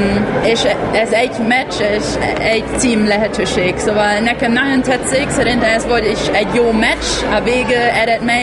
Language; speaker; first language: Hungarian; non-native, learner; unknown